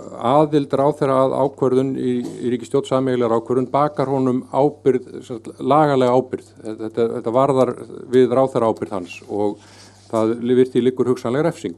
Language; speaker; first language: Icelandic; native; Icelandic